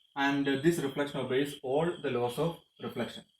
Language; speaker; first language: English; non-native, local second language; Malayalam